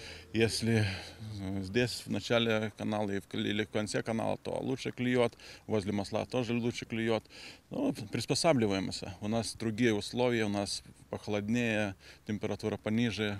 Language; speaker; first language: Russian; non-native, learner; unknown